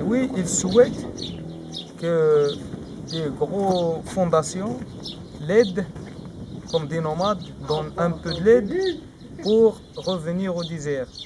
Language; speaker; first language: French; non-native, learner; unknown